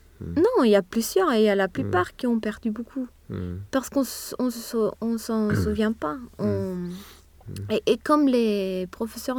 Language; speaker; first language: French; non-native, fluent; Swedish